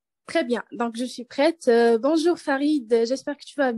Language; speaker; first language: French; non-native, learner; Arabic